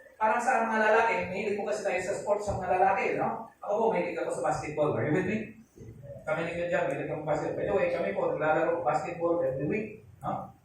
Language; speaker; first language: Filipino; non-native, local second language; Hiligaynon